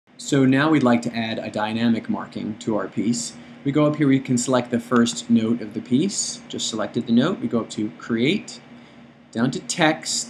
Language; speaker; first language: English; native; English